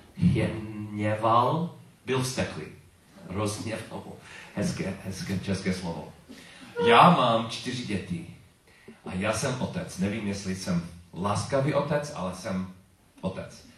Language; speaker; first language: Czech; non-native, learner; English